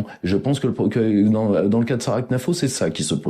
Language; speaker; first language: French; native; French